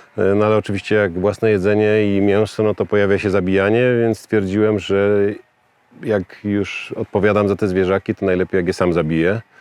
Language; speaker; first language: Polish; native; Polish